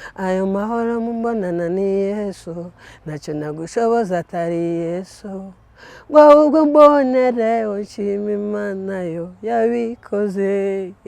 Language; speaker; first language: Kinyarwanda; native; Kinyarwanda